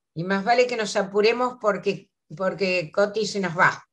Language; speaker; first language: Spanish; native; Spanish